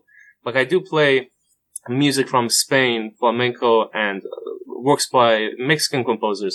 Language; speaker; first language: English; non-native, fluent; Persian